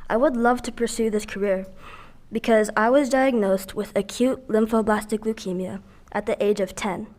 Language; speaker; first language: English; early bilingual, other home language; Filipino